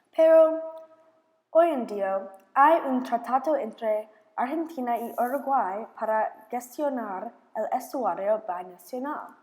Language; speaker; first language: Spanish; non-native, learner; English